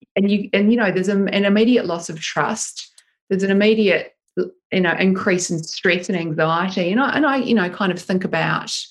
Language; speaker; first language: English; native; English